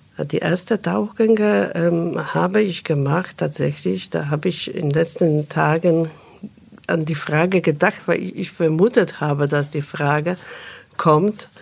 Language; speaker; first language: German; non-native, fluent; Polish